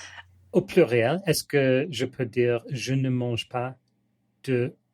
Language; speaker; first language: French; non-native, learner; English